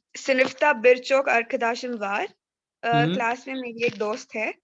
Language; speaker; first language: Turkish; non-native, learner; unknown